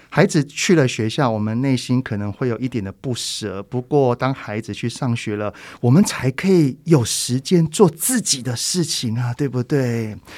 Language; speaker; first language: Chinese; native; Chinese